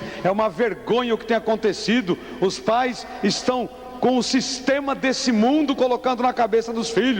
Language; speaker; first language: Portuguese; native; Portuguese